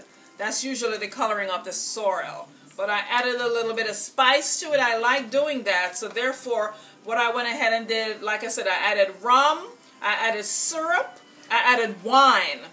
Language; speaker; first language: English; native; English